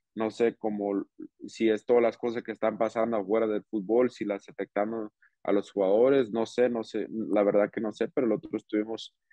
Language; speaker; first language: Spanish; early bilingual, heritage; Spanish